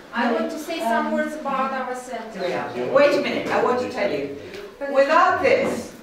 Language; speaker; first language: English; non-native, learner; Russian